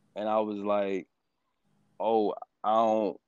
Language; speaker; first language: English; native; English